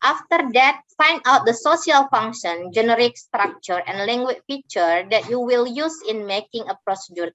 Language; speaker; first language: English; non-native, fluent; Indonesian